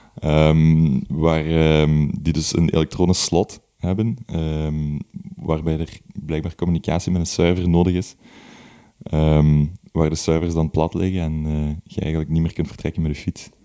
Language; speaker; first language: Dutch; native; Dutch